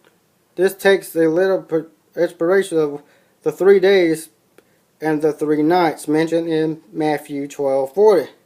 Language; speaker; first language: English; native; English